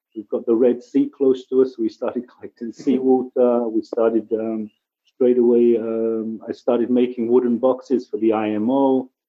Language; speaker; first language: English; native; English